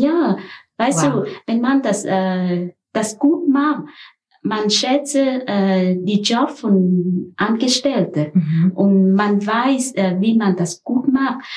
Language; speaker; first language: German; non-native, learner; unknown